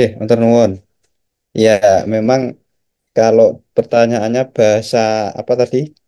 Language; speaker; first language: Indonesian; non-native, local second language; Javanese